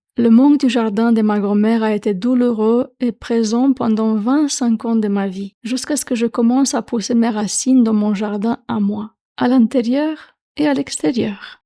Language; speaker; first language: French; non-native, fluent; Romanian